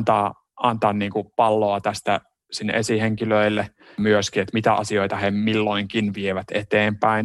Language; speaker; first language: Finnish; native; Finnish